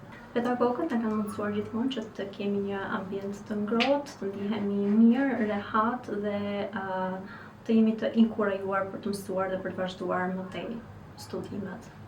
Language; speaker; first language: Albanian; native; Albanian